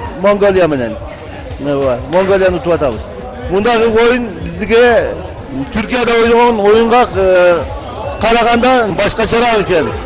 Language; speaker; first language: Kyrgyz; early bilingual, heritage; Kyrgyz